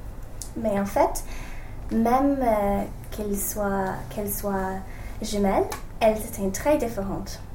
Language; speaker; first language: French; non-native, learner; English